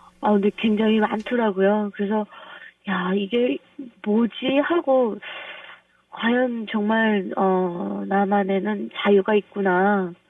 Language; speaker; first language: Korean; native; Korean